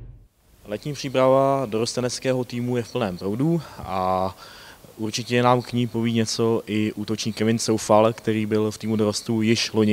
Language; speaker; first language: Czech; native; Czech